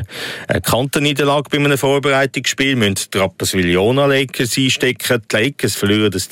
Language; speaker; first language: German; native; German